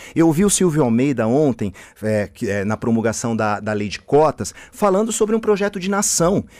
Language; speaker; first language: Portuguese; native; Portuguese